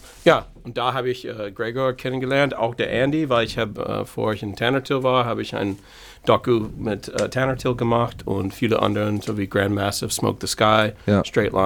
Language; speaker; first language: German; non-native, fluent; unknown